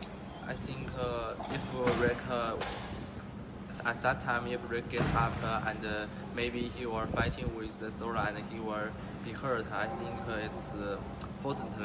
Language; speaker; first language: English; non-native, learner; Chinese